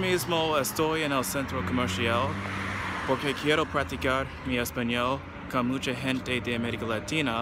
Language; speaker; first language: Spanish; non-native, learner; English